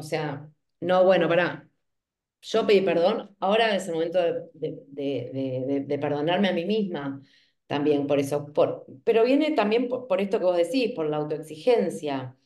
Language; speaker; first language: Spanish; native; Spanish